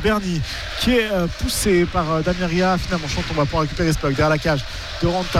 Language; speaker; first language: French; native; French